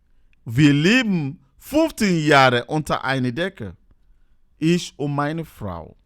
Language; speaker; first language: German; non-native, learner; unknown